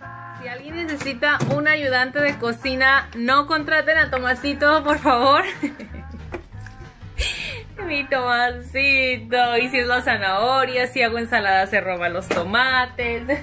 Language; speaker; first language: Spanish; native; Spanish